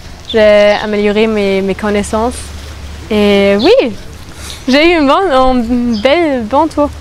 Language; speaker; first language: French; non-native, fluent; German